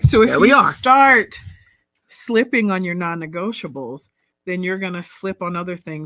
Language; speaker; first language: English; native; English